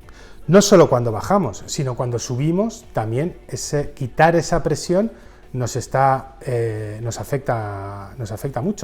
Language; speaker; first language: Spanish; native; Spanish